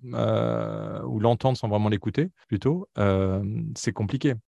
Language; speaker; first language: French; native; French